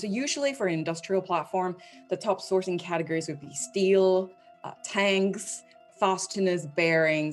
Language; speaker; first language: English; non-native, local second language; Cantonese